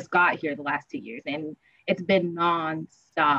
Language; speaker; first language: English; native; English